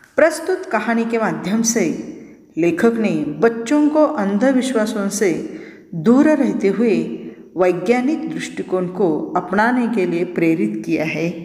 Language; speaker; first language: Hindi; non-native, local second language; Marathi